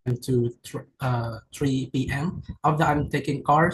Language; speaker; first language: English; non-native, learner; Indonesian